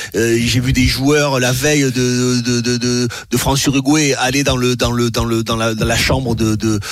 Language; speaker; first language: French; native; French